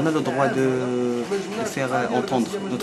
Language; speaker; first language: French; non-native, learner; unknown